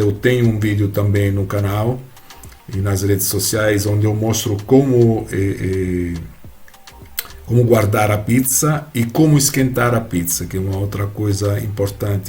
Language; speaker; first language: Portuguese; non-native, fluent; Italian